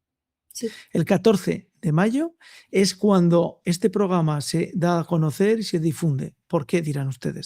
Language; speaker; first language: Spanish; native; Spanish